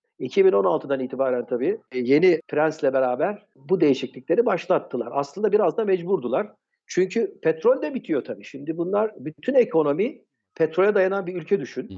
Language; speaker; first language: Turkish; early bilingual, heritage; Turkish